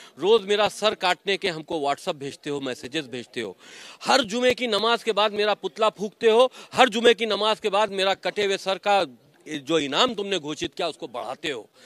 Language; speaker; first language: Hindi; native; Hindi